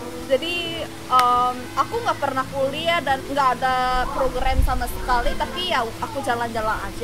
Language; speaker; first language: Indonesian; non-native, fluent; Korean